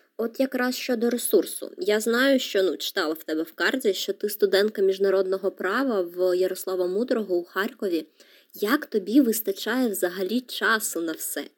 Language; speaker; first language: Ukrainian; native; Ukrainian